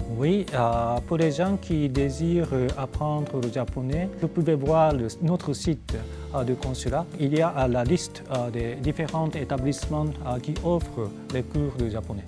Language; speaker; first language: French; non-native, fluent; Japanese